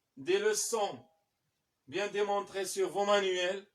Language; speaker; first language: French; non-native, local second language; Arabic